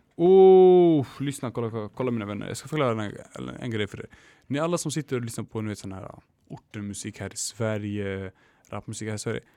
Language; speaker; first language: Swedish; early bilingual, other home language; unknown